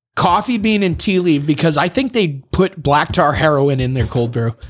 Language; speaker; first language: English; native; English